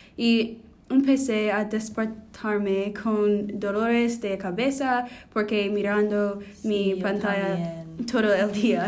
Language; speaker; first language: Spanish; non-native, learner; English